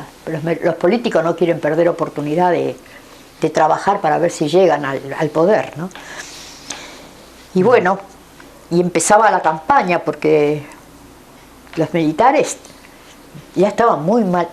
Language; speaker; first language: Spanish; native; Spanish